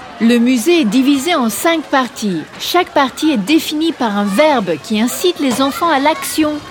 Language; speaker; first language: French; native; French